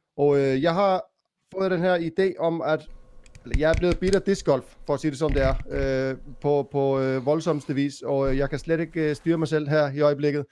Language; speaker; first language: Danish; native; Danish